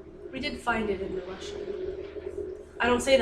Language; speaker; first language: English; native; English